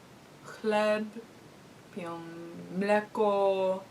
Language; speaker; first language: Polish; non-native, learner; English